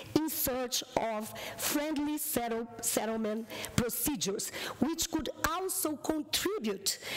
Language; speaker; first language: English; non-native, fluent; Portuguese